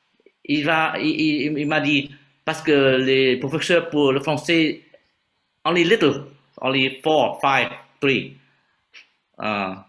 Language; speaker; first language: French; non-native, fluent; Vietnamese